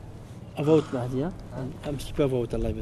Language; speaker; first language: Arabic; early bilingual, heritage; Arabic